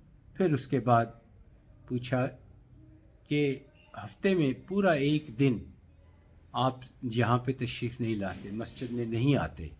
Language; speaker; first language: Urdu; native; Urdu